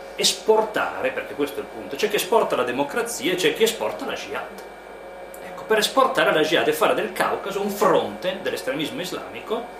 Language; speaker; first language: Italian; native; Italian